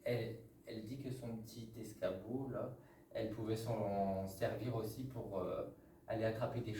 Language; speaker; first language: French; native; French